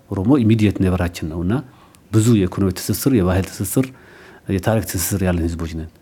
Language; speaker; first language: Amharic; non-native, local second language; Somali